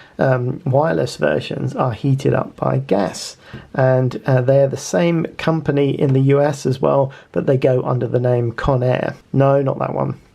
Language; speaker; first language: English; native; English